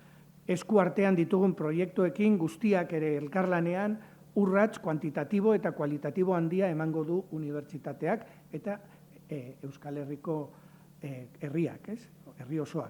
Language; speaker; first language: Basque; native; Basque